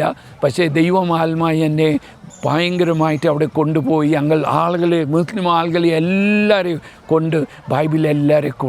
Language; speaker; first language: Malayalam; early bilingual, heritage; Malayalam